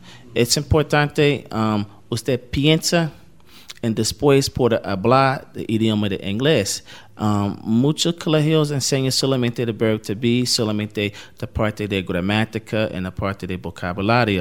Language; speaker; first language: Spanish; non-native, learner; English